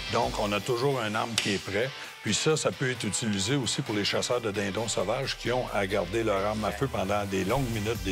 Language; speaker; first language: French; native; French